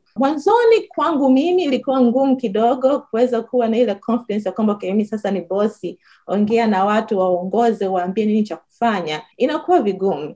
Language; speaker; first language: Swahili; native; Swahili